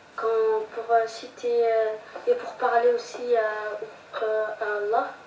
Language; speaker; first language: French; early bilingual, other home language; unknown